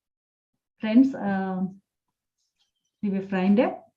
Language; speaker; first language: German; non-native, fluent; Telugu